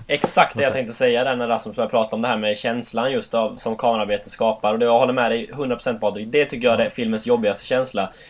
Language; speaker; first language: Swedish; native; Swedish